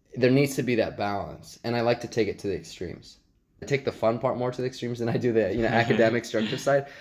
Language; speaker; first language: English; native; English